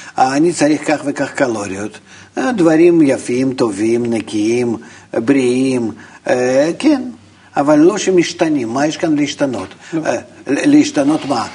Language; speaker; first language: Hebrew; non-native, fluent; Russian